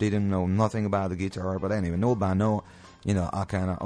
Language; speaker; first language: English; non-native, fluent; Hungarian